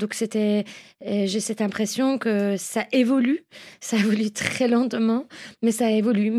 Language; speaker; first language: French; non-native, fluent; Persian